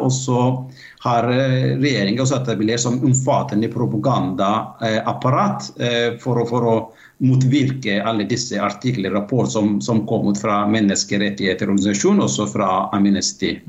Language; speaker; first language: Norwegian; non-native, fluent; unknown